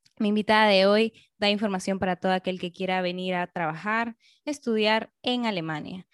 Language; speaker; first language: Spanish; native; Spanish